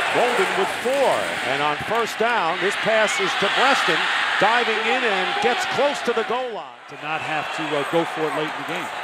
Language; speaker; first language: English; native; English